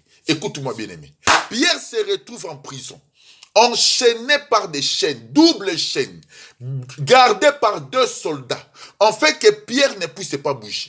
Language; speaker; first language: French; non-native, local second language; Lingala